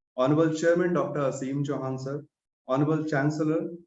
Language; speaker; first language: English; non-native, local second language; Hindi